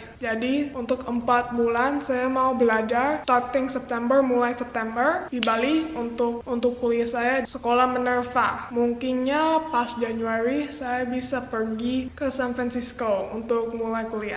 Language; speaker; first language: Indonesian; non-native, local second language; English